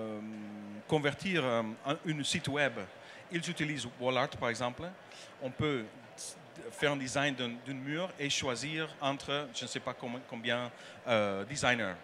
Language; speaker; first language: French; non-native, learner; Dutch